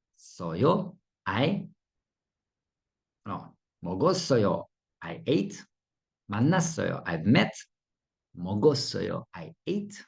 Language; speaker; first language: Korean; non-native, fluent; Russian